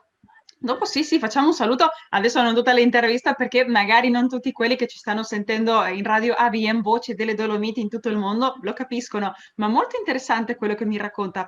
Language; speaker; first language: Italian; early bilingual, heritage; Spanish